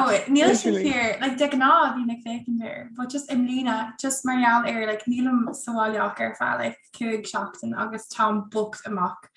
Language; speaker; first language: Irish; non-native, local second language; English